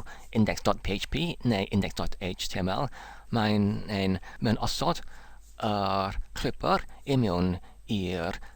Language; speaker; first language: Welsh; non-native, learner; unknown